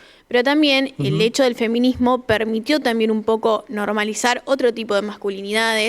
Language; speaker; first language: Spanish; native; Spanish